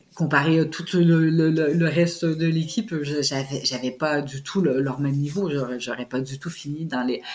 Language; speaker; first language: French; native; French